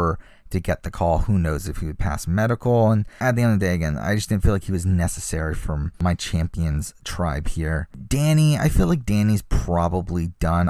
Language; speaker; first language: English; native; English